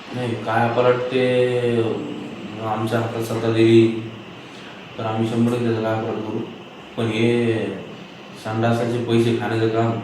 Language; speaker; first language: Marathi; native; Marathi